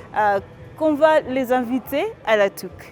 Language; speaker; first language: French; non-native, fluent; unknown